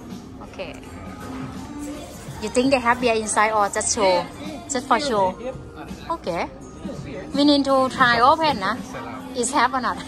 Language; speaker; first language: English; non-native, learner; Thai